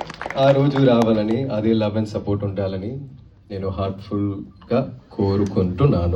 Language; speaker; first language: Telugu; non-native, learner; Tamil